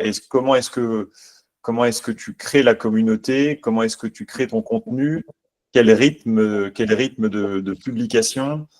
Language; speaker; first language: French; native; French